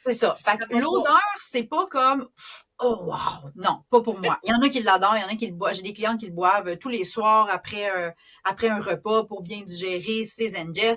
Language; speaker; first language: French; native; French